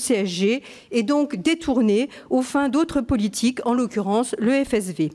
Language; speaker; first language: French; native; French